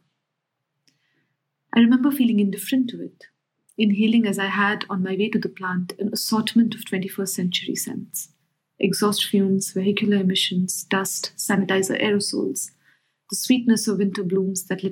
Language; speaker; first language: English; non-native, local second language; Hindi